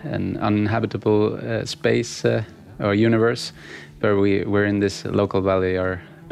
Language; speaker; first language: English; non-native, fluent; Swedish